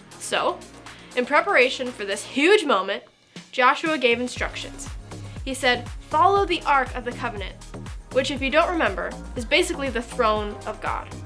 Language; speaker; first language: English; native; English